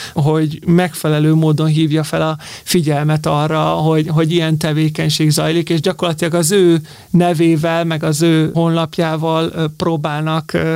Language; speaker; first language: Hungarian; native; Hungarian